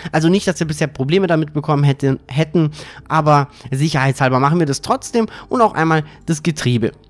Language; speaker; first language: German; native; German